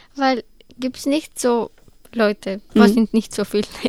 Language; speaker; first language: German; non-native, learner; Bulgarian